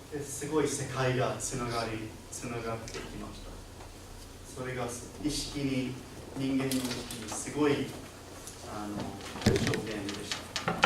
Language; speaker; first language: Japanese; non-native, learner; English